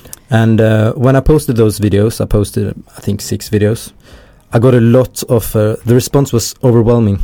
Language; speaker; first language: English; early bilingual, other home language; Norwegian